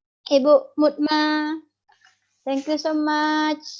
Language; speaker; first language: English; non-native, fluent; Indonesian